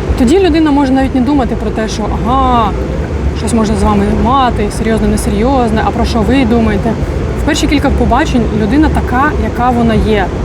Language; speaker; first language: Ukrainian; non-native, local second language; Russian